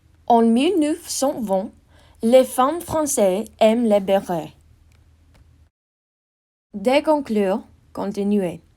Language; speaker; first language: French; non-native, learner; English